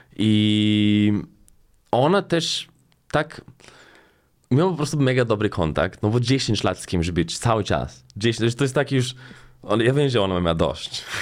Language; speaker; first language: Polish; non-native, fluent; Slovenian